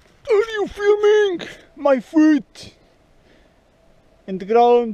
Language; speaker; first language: English; non-native, learner; Portuguese